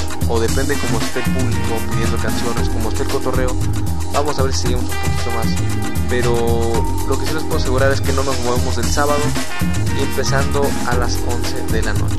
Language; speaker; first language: Spanish; native; Spanish